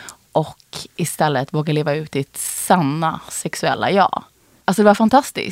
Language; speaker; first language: Swedish; native; Swedish